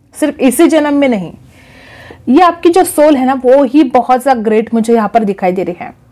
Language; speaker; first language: Hindi; non-native, local second language; Marathi